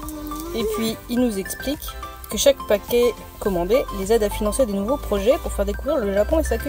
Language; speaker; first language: French; native; French